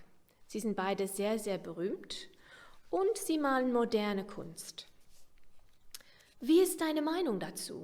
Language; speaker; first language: German; non-native, fluent; English